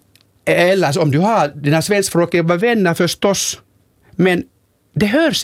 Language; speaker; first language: Swedish; non-native, local second language; Finnish